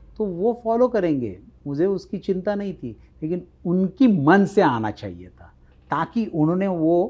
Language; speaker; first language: Hindi; non-native, local second language; Marathi